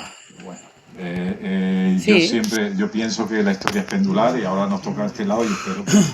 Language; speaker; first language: Spanish; native; Spanish